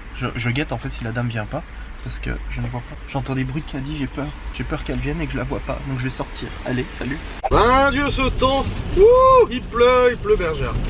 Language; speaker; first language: French; native; French